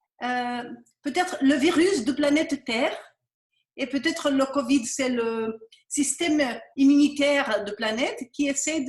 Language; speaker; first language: French; non-native, fluent; Spanish